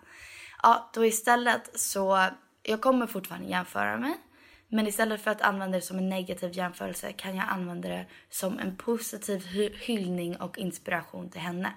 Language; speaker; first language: Swedish; early bilingual, heritage; Swedish